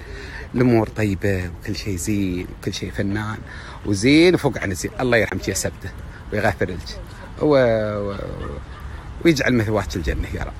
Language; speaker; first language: Arabic; native; Arabic